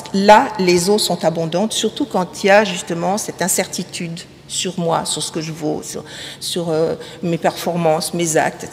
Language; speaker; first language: French; native; French